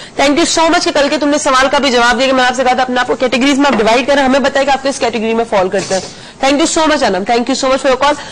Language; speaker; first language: Urdu; native; Urdu